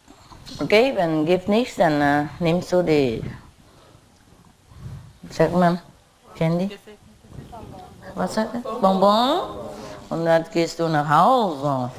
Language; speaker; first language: German; non-native, learner; Vietnamese